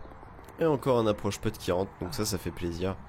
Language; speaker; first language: French; native; French